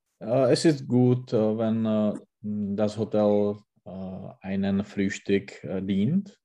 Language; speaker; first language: German; non-native, learner; Czech